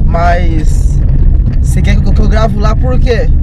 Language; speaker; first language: Portuguese; native; Portuguese